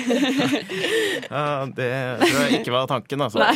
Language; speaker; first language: Norwegian; native; Norwegian